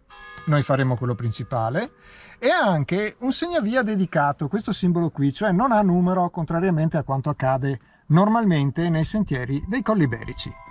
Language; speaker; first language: Italian; native; Italian